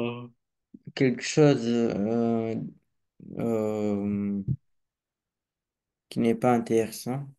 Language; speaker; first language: French; non-native, learner; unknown